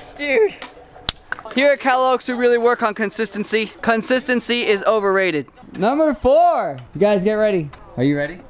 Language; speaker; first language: English; native; English